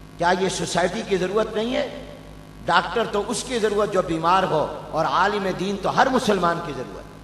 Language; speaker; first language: Urdu; non-native, local second language; Punjabi